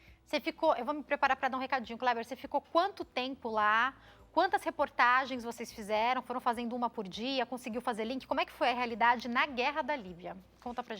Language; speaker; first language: Portuguese; native; Portuguese